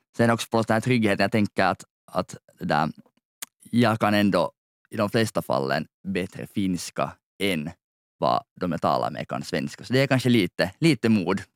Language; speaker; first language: Swedish; native; Swedish